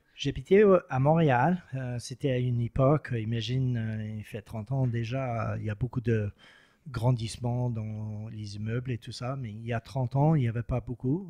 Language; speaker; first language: French; non-native, local second language; English